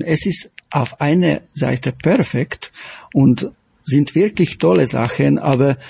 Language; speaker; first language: German; non-native, fluent; Slovak